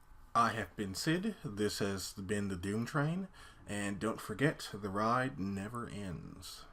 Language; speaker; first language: English; native; English